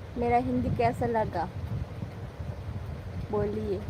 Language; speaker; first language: Hindi; non-native, local second language; Bangla